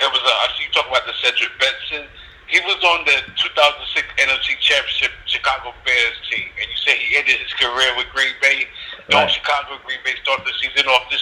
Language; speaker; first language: English; native; English